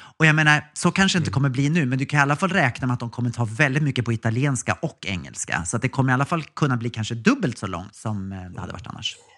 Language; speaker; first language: Swedish; native; Swedish